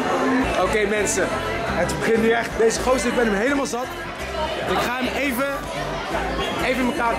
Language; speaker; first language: Dutch; native; Dutch